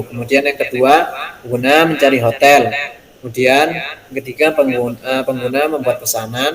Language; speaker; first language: Indonesian; native; Indonesian